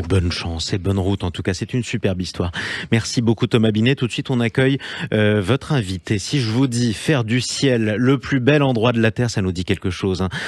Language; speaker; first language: French; native; French